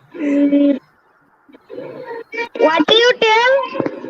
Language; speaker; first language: English; non-native, learner; Bangla